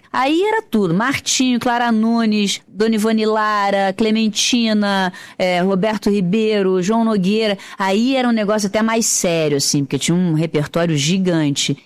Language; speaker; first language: Portuguese; native; Portuguese